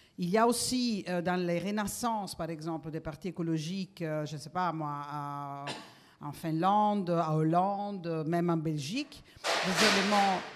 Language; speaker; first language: French; non-native, fluent; Italian